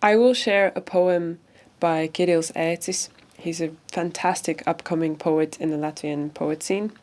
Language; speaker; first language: English; non-native, fluent; Latvian